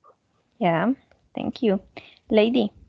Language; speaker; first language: English; non-native, fluent; Spanish